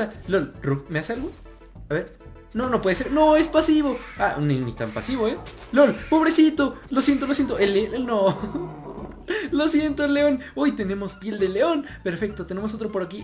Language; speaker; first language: Spanish; native; Spanish